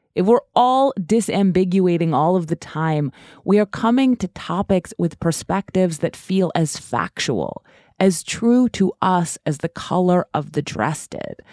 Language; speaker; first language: English; non-native, fluent; German